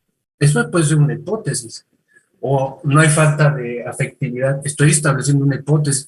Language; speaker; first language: Spanish; native; Spanish